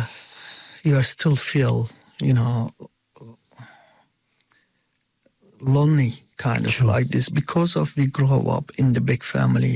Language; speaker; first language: English; non-native, fluent; Turkish